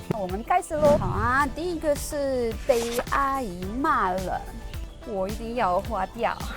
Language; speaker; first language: Chinese; non-native, learner; Polish